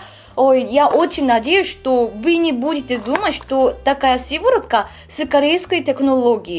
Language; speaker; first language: Russian; non-native, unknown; Korean